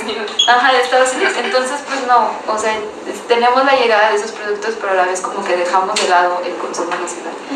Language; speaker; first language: Spanish; native; Spanish